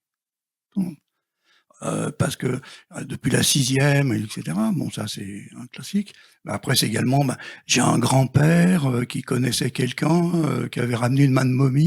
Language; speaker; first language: French; native; French